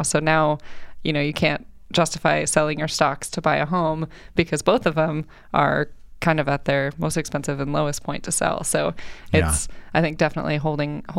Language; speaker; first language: English; native; English